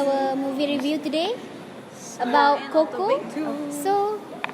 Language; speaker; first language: English; non-native, learner; Malay